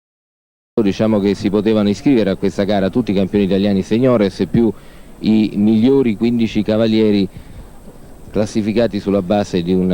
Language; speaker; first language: Italian; native; Italian